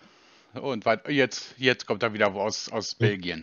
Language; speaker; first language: German; native; German